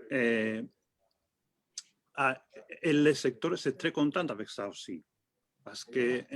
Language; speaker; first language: French; non-native, fluent; Spanish